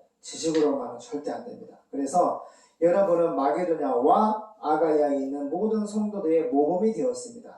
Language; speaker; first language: Korean; native; Korean